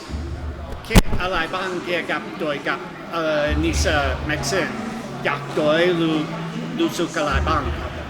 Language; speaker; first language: Thai; non-native, learner; English